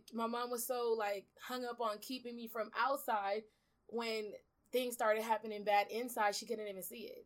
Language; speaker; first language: English; early bilingual, other home language; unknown